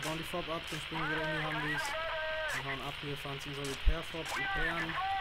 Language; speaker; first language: German; native; German